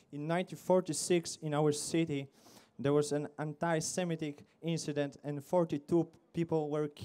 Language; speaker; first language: English; non-native, learner; Polish